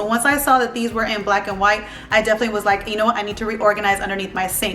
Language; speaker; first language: English; native; English